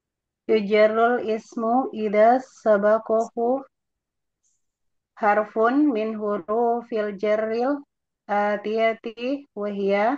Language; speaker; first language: Arabic; non-native, learner; Indonesian